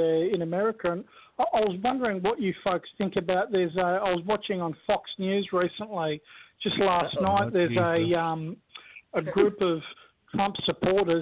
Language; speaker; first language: English; native; English